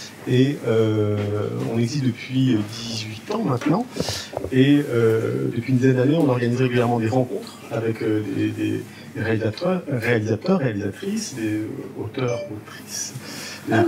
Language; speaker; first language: French; native; French